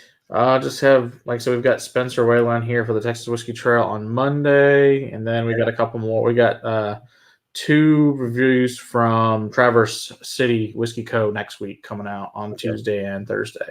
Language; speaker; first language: English; native; English